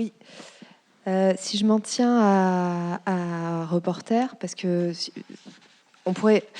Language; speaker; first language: French; native; French